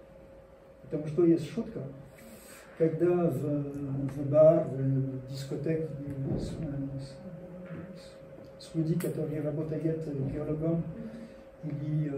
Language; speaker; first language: Russian; non-native, learner; French